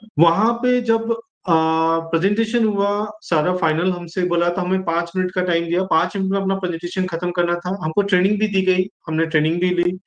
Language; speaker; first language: Hindi; native; Hindi